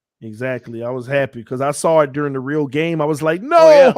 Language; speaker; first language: English; native; English